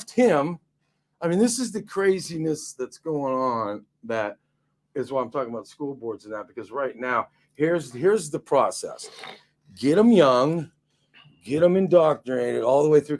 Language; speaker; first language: English; native; English